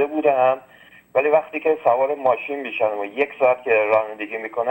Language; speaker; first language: Persian; early bilingual, heritage; Persian